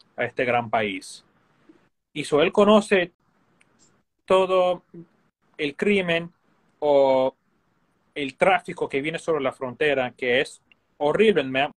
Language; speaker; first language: Spanish; early bilingual, heritage; Spanish